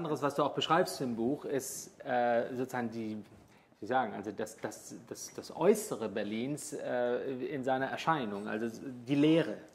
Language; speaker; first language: German; native; German